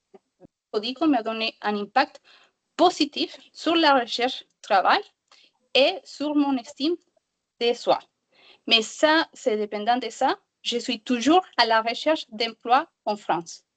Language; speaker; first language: French; non-native, learner; Spanish